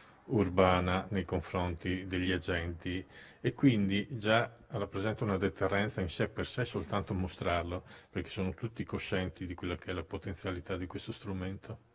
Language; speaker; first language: Italian; native; Italian